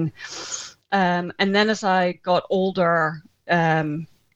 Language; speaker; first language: English; native; English